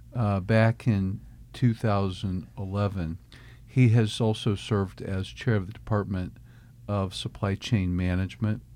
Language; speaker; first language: English; native; English